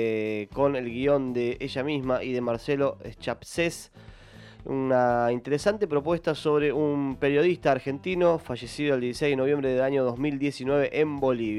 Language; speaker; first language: Spanish; native; Spanish